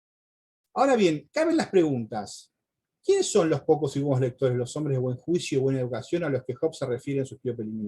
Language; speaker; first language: Spanish; native; Spanish